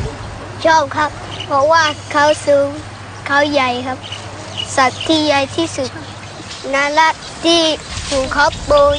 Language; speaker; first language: Thai; non-native, local second language; Malay